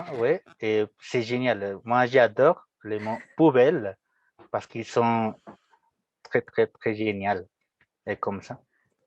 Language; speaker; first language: French; non-native, fluent; Spanish